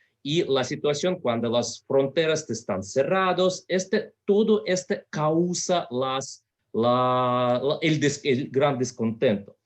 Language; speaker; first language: Spanish; non-native, fluent; Russian